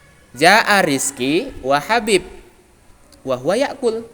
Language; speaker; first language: Arabic; non-native, local second language; Indonesian